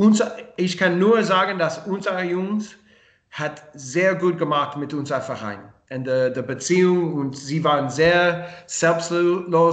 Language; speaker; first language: German; non-native, learner; English